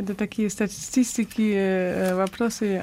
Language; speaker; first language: Russian; non-native, fluent; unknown